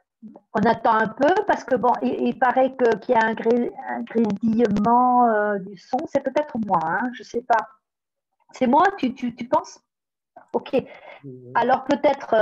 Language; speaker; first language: French; non-native, fluent; Spanish